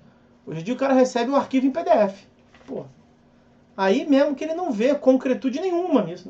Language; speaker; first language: Portuguese; native; Portuguese